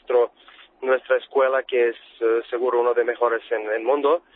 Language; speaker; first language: Spanish; non-native, fluent; Serbian